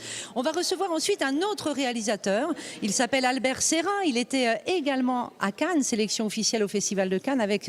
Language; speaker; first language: French; native; French